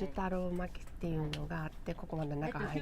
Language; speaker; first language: Japanese; native; Japanese